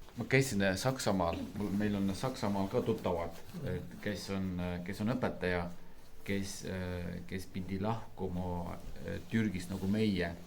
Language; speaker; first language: Estonian; non-native, fluent; Turkish